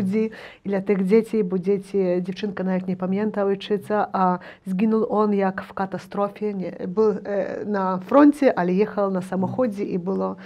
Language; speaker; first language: Polish; non-native, learner; Ukrainian